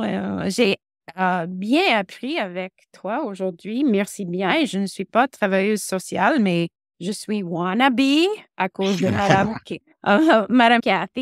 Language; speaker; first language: French; non-native, local second language; English